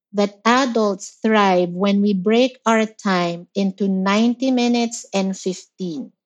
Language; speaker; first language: English; non-native, local second language; Filipino